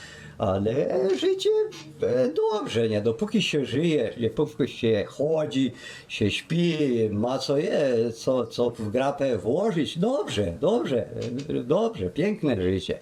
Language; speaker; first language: Polish; early bilingual, heritage; Polish